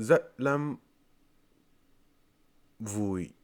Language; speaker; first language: Vietnamese; non-native, learner; English